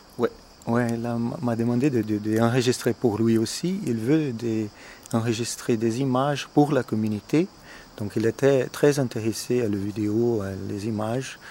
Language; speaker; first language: French; non-native, fluent; Portuguese